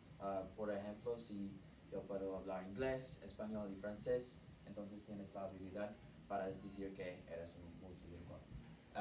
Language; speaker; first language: Spanish; non-native, learner; English